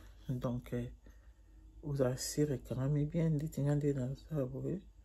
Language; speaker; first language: French; non-native, local second language; Lingala